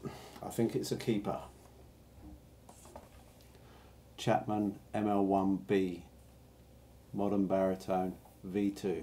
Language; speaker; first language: English; native; English